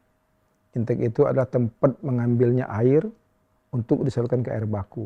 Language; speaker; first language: Indonesian; native; Indonesian